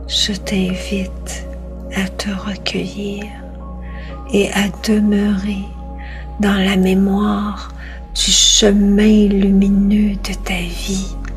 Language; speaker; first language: French; native; French